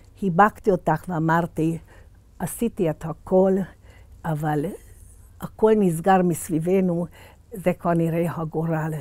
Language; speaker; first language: Hebrew; early bilingual, other home language; Hungarian